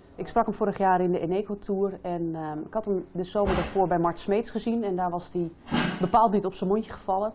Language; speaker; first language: Dutch; native; Dutch